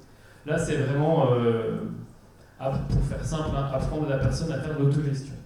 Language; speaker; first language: French; native; French